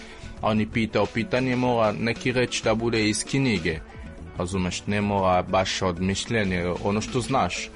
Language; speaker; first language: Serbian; non-native, fluent; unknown